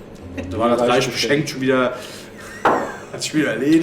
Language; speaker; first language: German; native; German